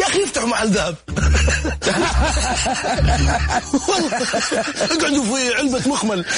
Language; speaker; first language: Arabic; native; Arabic